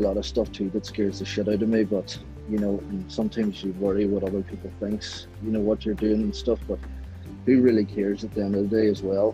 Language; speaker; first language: English; native; English